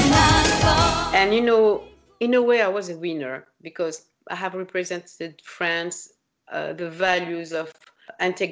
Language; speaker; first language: English; non-native, fluent; French